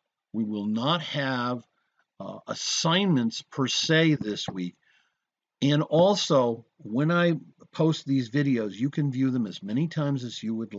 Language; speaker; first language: English; native; English